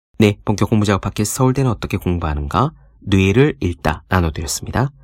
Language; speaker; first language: Korean; native; Korean